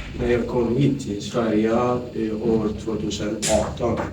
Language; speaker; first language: Swedish; non-native, fluent; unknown